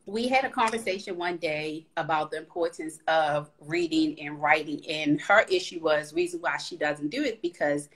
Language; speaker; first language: English; native; English